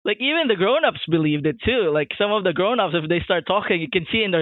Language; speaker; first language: English; non-native, local second language; Filipino